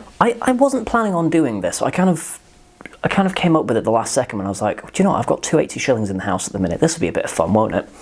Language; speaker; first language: English; native; English